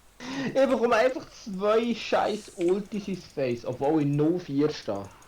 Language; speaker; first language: German; native; German